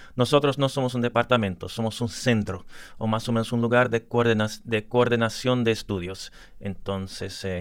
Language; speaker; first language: Spanish; early bilingual, other home language; English